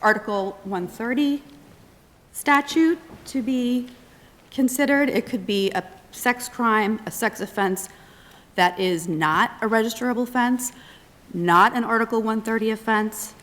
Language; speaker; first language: English; native; English